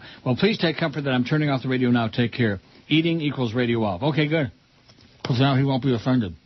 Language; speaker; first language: English; native; English